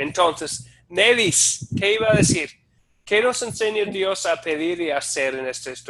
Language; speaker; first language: Spanish; non-native, fluent; English